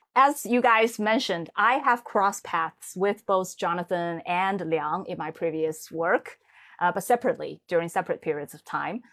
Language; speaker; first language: English; non-native, fluent; Chinese